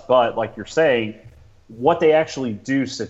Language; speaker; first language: English; native; English